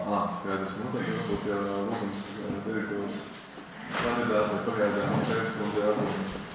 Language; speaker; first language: Latvian; native; Latvian